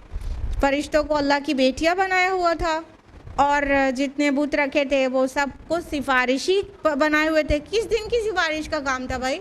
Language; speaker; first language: Urdu; native; Urdu